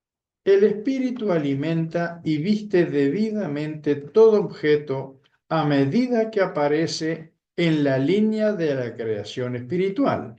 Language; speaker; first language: Spanish; native; Spanish